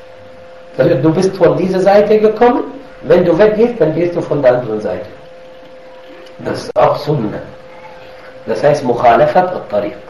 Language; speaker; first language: German; non-native, fluent; Arabic